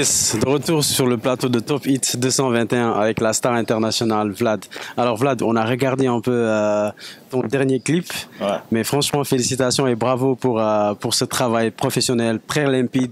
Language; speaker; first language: French; non-native, local second language; Wolof